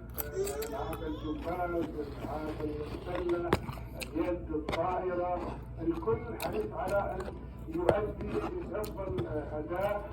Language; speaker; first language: Arabic; native; Arabic